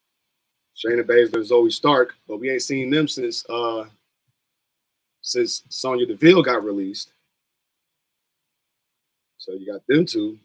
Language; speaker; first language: English; native; English